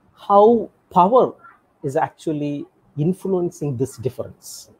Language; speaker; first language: English; non-native, local second language; Tamil